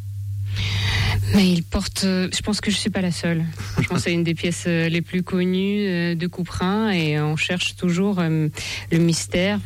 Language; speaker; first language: French; non-native, fluent; Russian